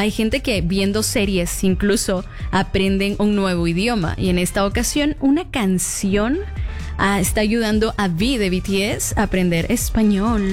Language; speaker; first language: Spanish; native; Spanish